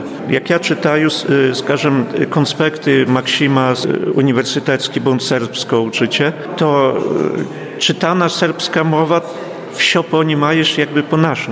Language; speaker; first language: Polish; non-native, local second language; Ukrainian